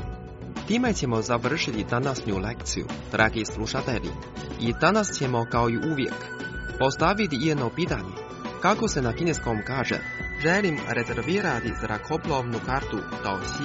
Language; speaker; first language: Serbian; non-native, fluent; Chinese